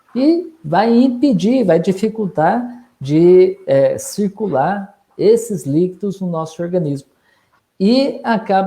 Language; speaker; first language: Portuguese; native; Portuguese